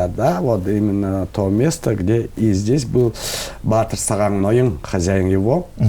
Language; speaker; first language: Russian; non-native, local second language; Buriat